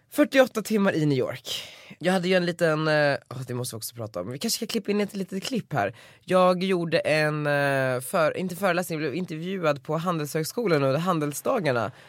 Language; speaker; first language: Swedish; native; Swedish